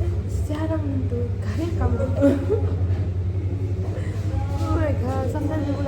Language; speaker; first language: English; non-native, learner; Tibetan